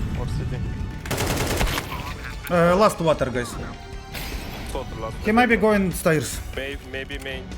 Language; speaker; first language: English; non-native, learner; Ukrainian